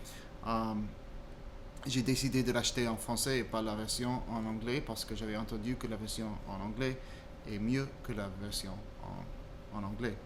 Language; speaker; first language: French; non-native, fluent; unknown